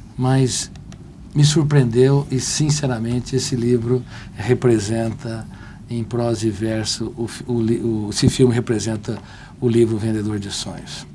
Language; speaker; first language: Portuguese; native; Portuguese